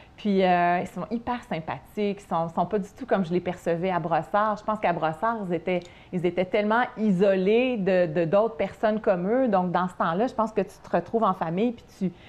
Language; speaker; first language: French; native; French